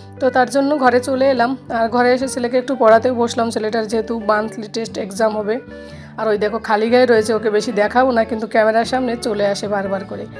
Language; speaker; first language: Bangla; native; Bangla